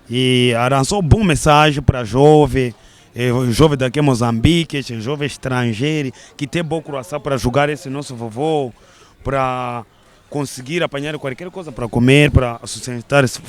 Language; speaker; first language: Portuguese; non-native, learner; Kinyarwanda